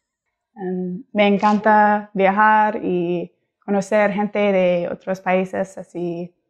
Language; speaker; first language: Spanish; non-native, learner; English